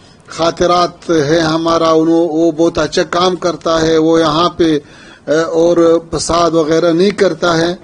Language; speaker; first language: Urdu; non-native, fluent; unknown